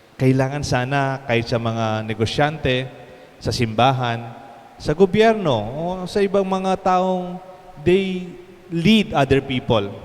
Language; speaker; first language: Filipino; non-native, local second language; Pampanga